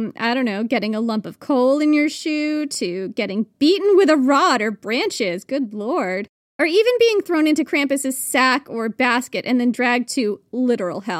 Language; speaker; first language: English; native; English